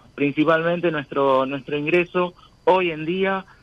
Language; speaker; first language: Spanish; native; Spanish